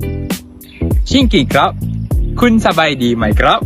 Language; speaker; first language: Thai; non-native, learner; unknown